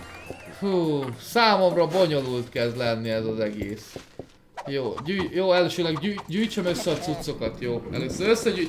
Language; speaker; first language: Hungarian; native; Hungarian